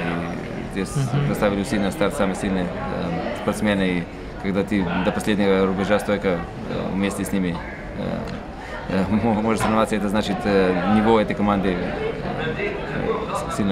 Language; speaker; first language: Russian; non-native, fluent; Slovenian